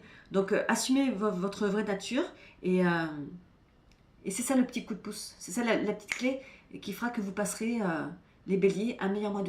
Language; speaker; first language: French; native; French